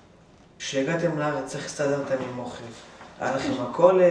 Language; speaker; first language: Hebrew; native; Hebrew